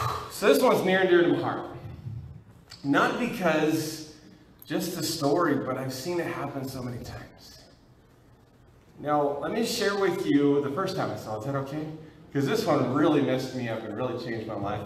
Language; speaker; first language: English; native; English